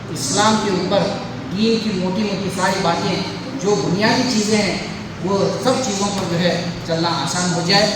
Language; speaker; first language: Urdu; native; Urdu